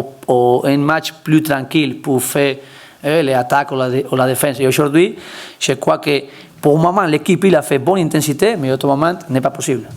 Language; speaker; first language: French; non-native, learner; Spanish